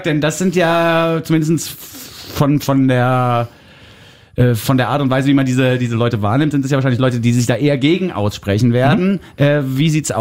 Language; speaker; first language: German; native; German